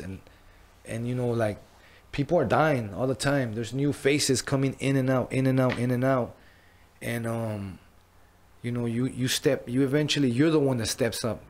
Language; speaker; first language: English; early bilingual, other home language; Spanish